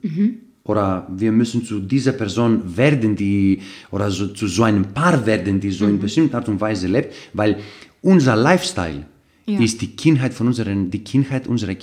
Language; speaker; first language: German; non-native, fluent; Greek